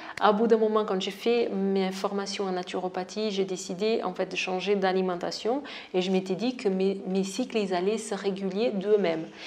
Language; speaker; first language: French; non-native, fluent; Portuguese